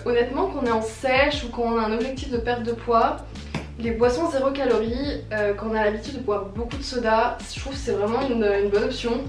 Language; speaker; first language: French; native; French